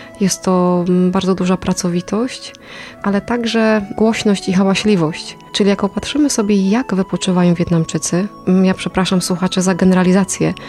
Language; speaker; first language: Polish; native; Polish